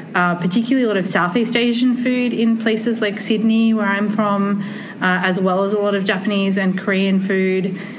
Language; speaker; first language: English; native; English